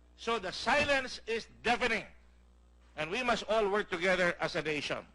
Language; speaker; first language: English; non-native, local second language; Filipino